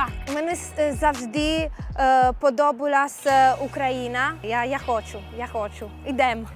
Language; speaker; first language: Ukrainian; non-native, learner; Italian